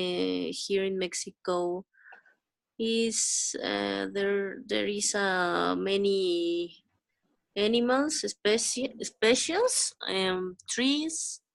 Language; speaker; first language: English; non-native, learner; Spanish